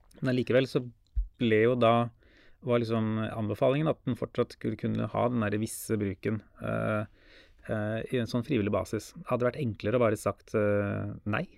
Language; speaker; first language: Norwegian; native; Norwegian